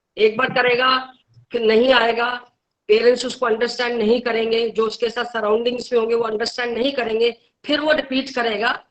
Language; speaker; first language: Hindi; native; Hindi